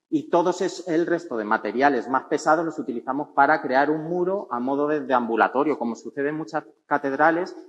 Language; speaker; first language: Spanish; native; Spanish